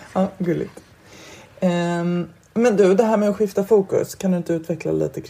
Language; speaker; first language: Swedish; native; Swedish